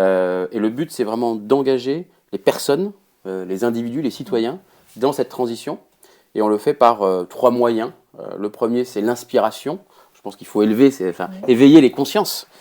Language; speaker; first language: French; native; French